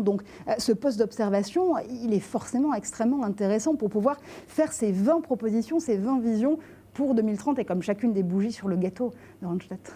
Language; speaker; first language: French; native; French